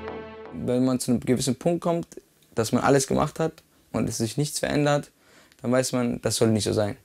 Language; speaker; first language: German; native; German